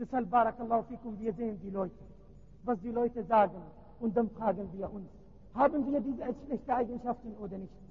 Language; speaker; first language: German; non-native, learner; Arabic